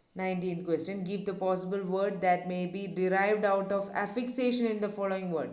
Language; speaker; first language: English; non-native, local second language; Malayalam